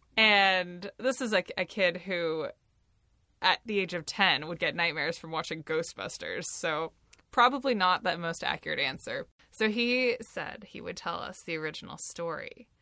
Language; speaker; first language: English; native; English